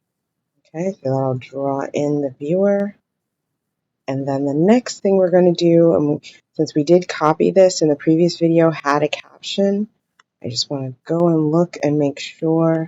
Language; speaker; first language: English; native; English